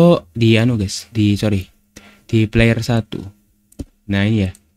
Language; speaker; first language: Indonesian; native; Indonesian